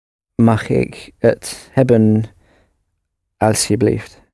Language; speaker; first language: Dutch; non-native, learner; English